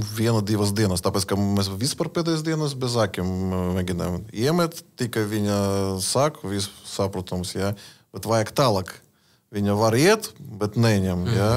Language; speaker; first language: Latvian; non-native, learner; Russian